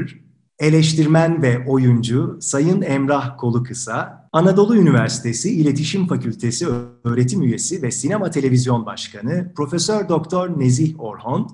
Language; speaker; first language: Turkish; native; Turkish